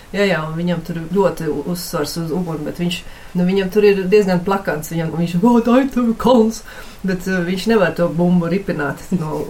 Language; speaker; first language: Latvian; early bilingual, heritage; Latvian